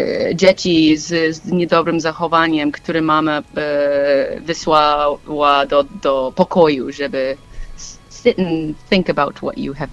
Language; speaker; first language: Polish; non-native, learner; English